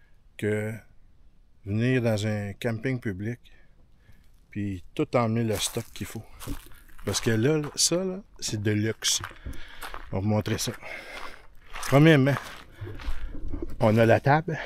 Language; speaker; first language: French; native; French